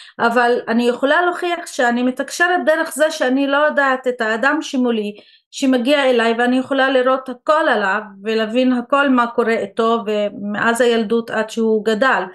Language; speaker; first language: Hebrew; non-native, local second language; Arabic